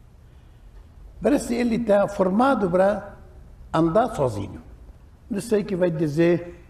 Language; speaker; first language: Portuguese; non-native, fluent; Arabic